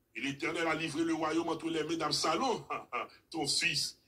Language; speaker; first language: French; non-native, local second language; Haitian Creole